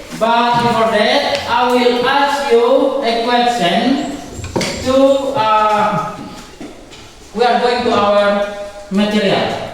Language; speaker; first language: English; non-native, learner; Indonesian